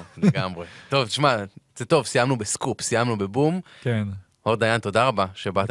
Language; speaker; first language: Hebrew; native; Hebrew